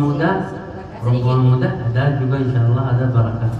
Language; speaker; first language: Indonesian; non-native, learner; Arabic